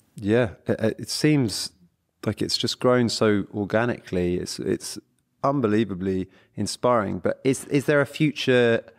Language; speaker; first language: English; early bilingual, other home language; Portuguese